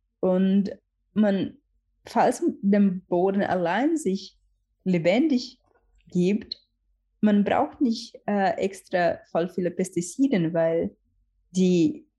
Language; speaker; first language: German; non-native, learner; Portuguese